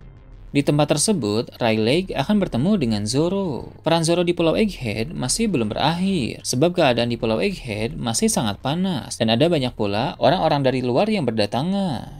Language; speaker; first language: Indonesian; native; Indonesian